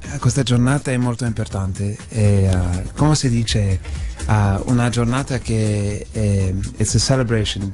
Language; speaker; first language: Italian; non-native, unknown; English